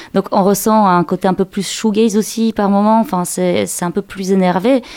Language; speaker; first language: French; non-native, fluent; Polish